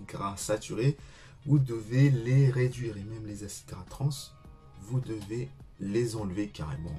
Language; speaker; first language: French; native; French